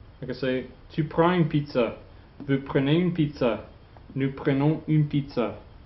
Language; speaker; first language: French; non-native, fluent; English